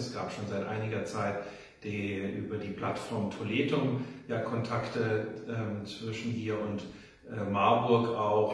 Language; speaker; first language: German; native; German